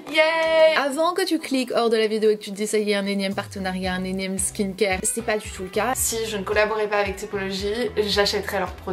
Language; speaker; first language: French; native; French